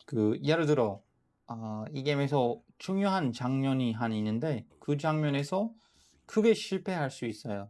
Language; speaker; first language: Korean; non-native, fluent; English